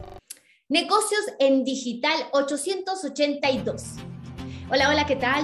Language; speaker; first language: Spanish; native; Spanish